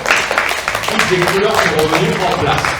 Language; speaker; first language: French; native; French